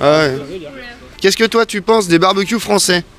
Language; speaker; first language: French; native; French